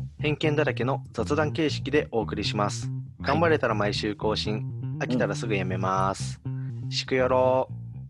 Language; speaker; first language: Japanese; native; Japanese